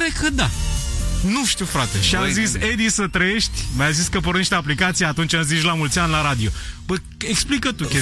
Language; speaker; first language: Romanian; native; Romanian